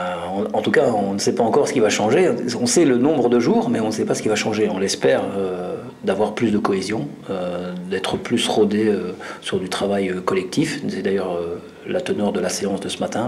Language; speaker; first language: French; native; French